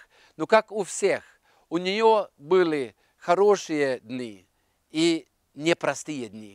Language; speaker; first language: Russian; non-native, fluent; Norwegian